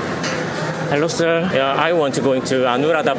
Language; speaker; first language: English; non-native, learner; Korean